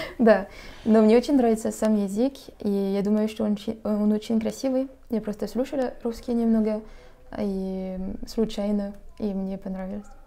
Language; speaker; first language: Russian; non-native, fluent; French